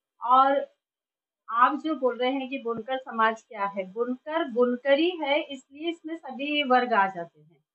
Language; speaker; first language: Hindi; native; Hindi